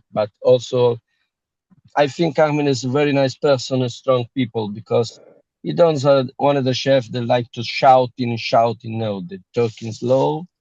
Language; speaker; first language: English; non-native, learner; Italian